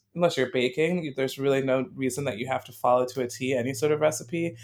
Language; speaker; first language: English; native; English